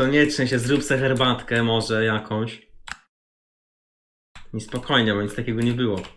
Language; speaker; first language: Polish; native; Polish